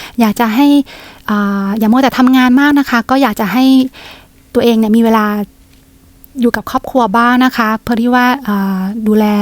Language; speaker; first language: Thai; native; Thai